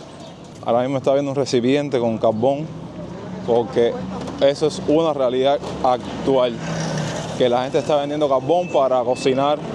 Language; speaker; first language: Spanish; native; Spanish